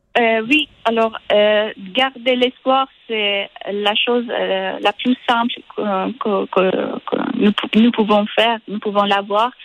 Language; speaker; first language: French; non-native, fluent; Persian